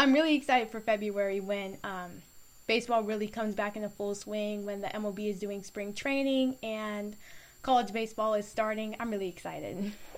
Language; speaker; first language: English; native; English